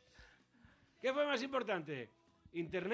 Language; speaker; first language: Spanish; native; Spanish